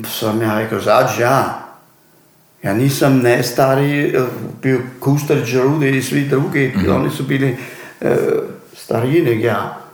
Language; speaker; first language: Croatian; native; Croatian